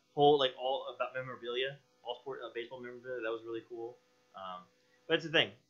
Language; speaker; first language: English; native; English